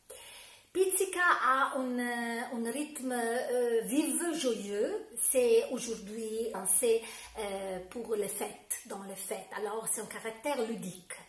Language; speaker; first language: French; non-native, fluent; Italian